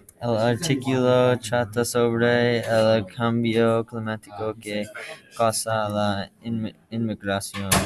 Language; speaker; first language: Spanish; non-native, learner; English